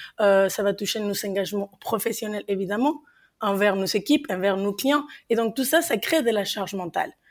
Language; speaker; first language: French; non-native, fluent; Spanish